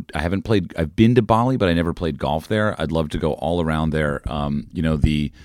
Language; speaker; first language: English; native; English